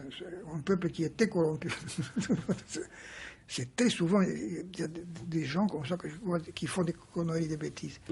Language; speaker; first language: French; non-native, fluent; Romanian